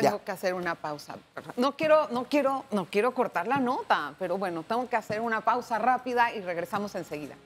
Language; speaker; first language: Spanish; native; Spanish